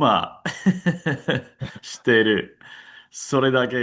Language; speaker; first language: Japanese; non-native, learner; English